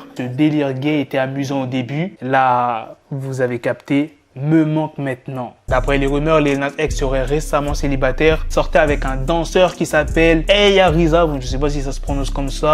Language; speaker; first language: French; native; French